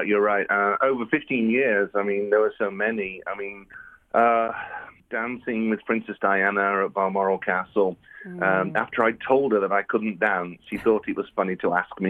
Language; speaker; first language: English; native; English